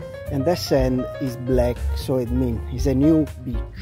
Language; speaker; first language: English; non-native, learner; Italian